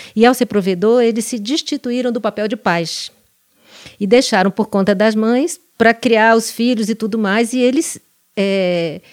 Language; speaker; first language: Portuguese; native; Portuguese